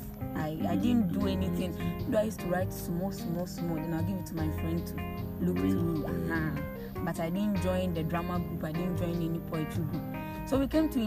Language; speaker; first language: English; non-native, local second language; Akan